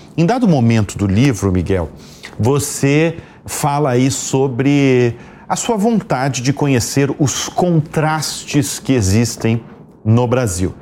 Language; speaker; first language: Portuguese; native; Portuguese